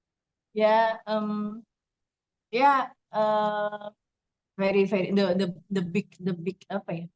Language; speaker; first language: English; non-native, learner; Indonesian